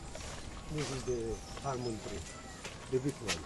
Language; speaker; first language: English; non-native, learner; Indonesian